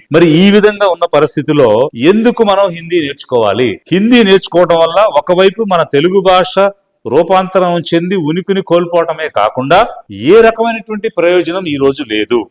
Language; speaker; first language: Telugu; native; Telugu